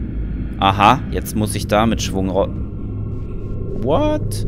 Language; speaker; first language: German; native; German